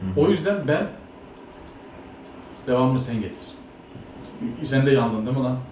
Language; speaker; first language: Turkish; native; Turkish